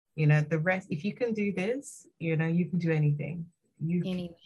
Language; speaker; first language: English; native; English